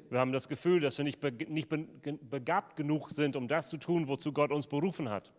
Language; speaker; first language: German; native; German